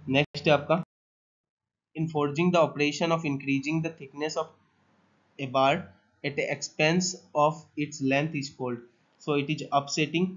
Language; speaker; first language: Hindi; non-native, local second language; Assamese